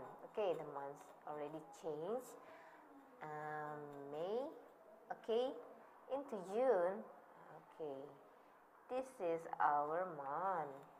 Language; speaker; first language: English; non-native, learner; Indonesian